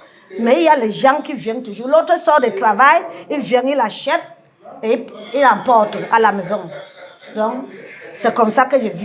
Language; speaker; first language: French; non-native, learner; English